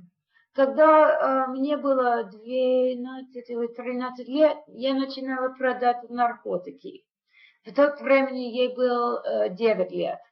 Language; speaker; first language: Russian; non-native, fluent; English